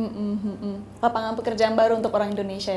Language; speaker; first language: Indonesian; native; Indonesian